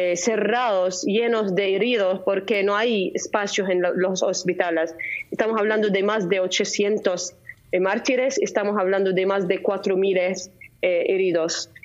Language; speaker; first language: Spanish; non-native, fluent; Arabic